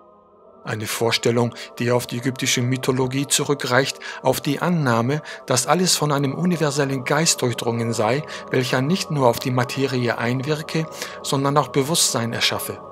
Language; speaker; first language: German; native; German